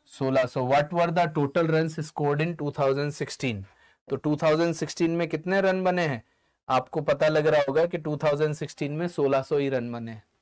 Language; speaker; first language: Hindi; native; Hindi